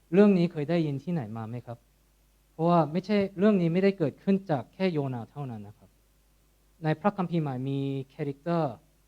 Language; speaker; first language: Thai; non-native, fluent; Korean